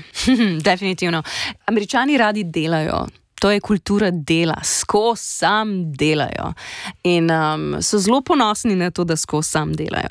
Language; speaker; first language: Slovenian; native; Slovenian